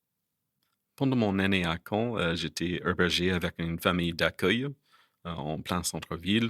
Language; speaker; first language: French; non-native, fluent; English